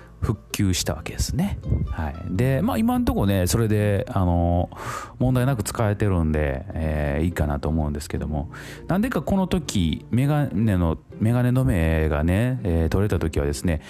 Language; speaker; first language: Japanese; native; Japanese